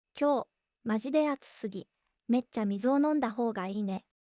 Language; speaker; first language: Japanese; native; Japanese